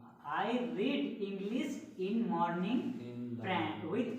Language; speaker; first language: English; non-native, learner; Hindi